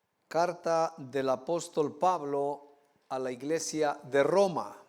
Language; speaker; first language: Spanish; native; Spanish